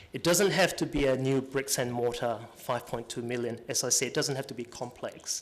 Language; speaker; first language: English; native; English